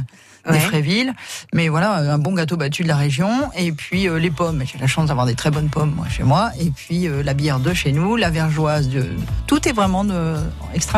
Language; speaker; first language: French; native; French